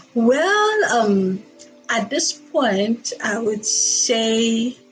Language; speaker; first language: English; non-native, local second language; Igbo